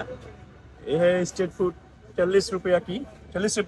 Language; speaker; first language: Hindi; non-native, learner; Bangla